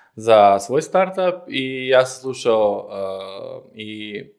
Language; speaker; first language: Serbian; non-native, fluent; Slovenian